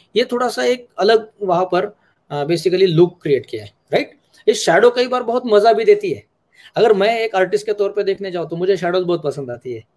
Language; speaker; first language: Hindi; non-native, local second language; Marathi